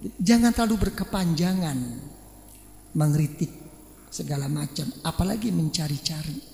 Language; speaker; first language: Malay; non-native, local second language; Javanese